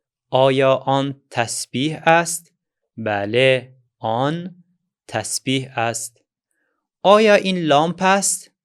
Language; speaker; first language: Persian; non-native, fluent; Azerbaijani